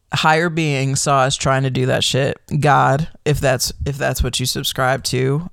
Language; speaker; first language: English; native; English